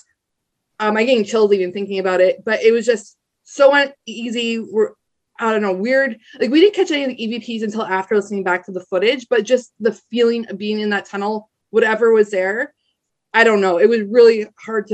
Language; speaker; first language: English; native; English